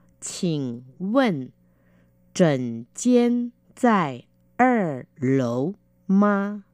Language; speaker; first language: Chinese; non-native, fluent; Vietnamese